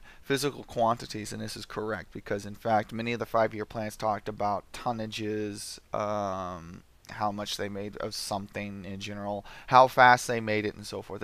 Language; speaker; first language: English; native; English